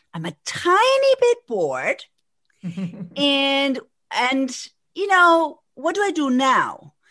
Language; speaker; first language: English; non-native, fluent; Spanish